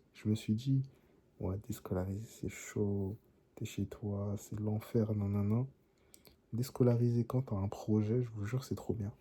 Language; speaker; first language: French; native; French